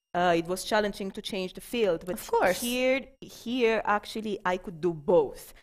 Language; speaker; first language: English; non-native, fluent; Romanian